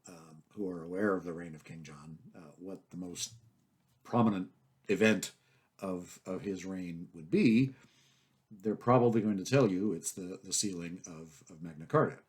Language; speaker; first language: English; native; English